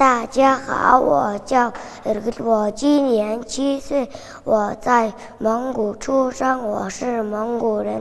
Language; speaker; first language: Chinese; non-native, learner; Mongolian